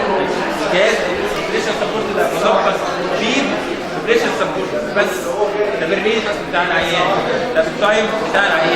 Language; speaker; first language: Arabic; native; Arabic